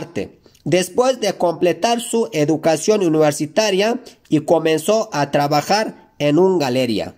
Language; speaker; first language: Spanish; non-native, fluent; Turkish